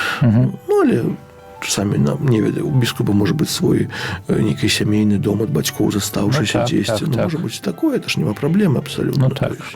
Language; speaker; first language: Belarusian; native; Belarusian